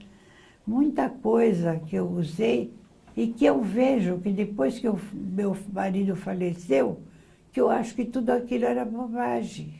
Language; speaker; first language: Portuguese; early bilingual, other home language; Arabic